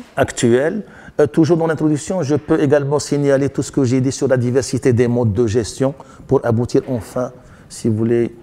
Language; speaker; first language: French; non-native, local second language; Arabic